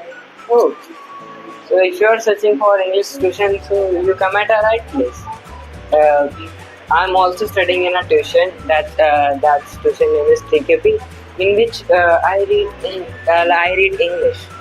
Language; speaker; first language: English; non-native, learner; Hindi